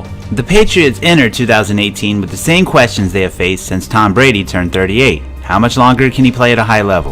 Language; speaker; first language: English; native; English